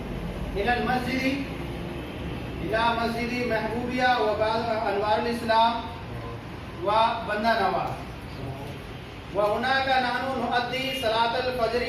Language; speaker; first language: Arabic; non-native, fluent; Urdu